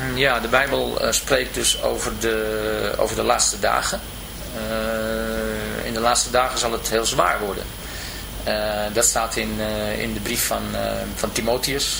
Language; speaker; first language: Dutch; native; Dutch